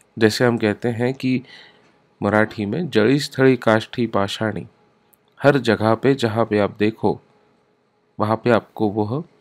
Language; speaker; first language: Hindi; non-native, local second language; Marathi